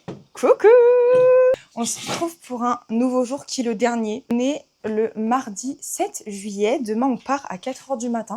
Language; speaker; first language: French; native; French